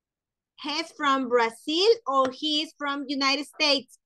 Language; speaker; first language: English; non-native, fluent; Spanish